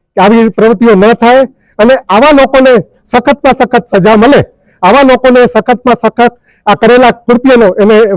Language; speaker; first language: Gujarati; non-native, local second language; Sindhi